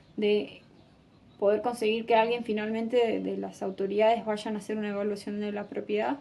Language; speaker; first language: Spanish; native; Spanish